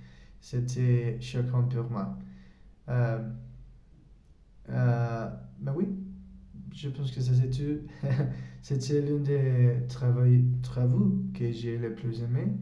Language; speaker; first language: French; non-native, learner; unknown